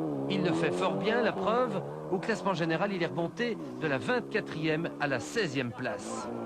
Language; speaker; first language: French; native; French